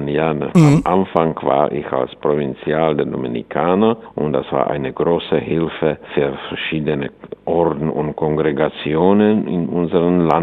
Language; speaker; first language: German; non-native, fluent; Czech